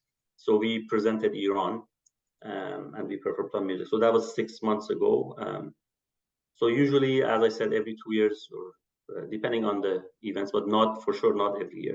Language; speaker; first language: English; non-native, fluent; Persian